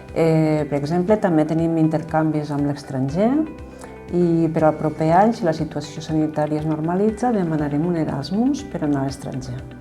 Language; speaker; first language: Catalan; native; Catalan